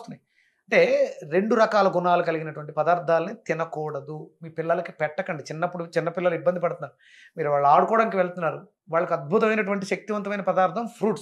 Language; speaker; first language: Telugu; native; Telugu